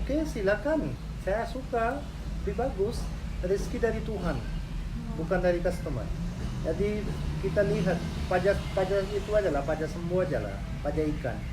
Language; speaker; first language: Indonesian; non-native, learner; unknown